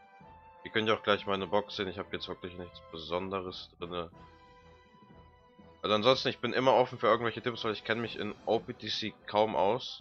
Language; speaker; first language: German; native; German